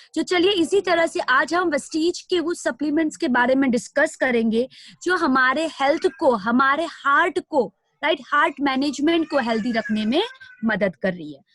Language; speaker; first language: Hindi; non-native, local second language; Nepali